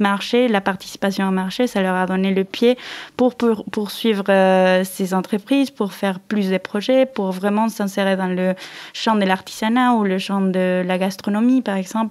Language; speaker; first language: French; non-native, fluent; Spanish